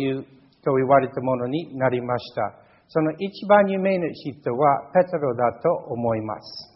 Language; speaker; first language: Japanese; non-native, fluent; English